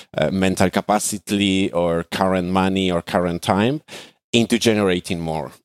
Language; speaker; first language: English; non-native, fluent; Spanish